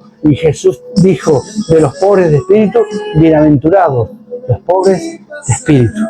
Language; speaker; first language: Spanish; native; Spanish